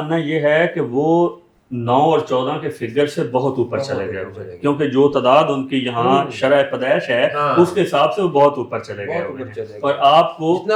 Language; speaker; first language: Urdu; native; Urdu